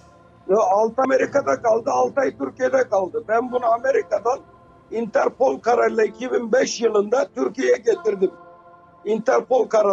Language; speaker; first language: Turkish; native; Turkish